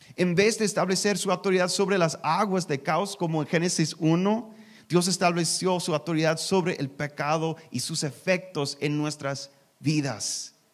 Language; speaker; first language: Spanish; non-native, learner; English